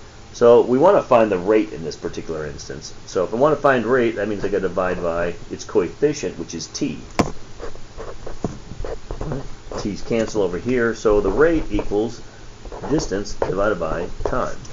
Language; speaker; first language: English; native; English